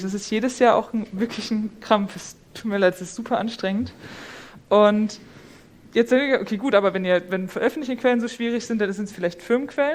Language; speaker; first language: German; native; German